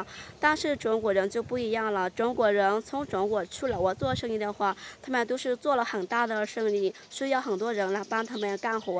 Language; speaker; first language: Chinese; non-native, fluent; Lao